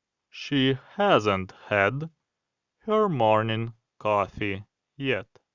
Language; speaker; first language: English; non-native, fluent; Ukrainian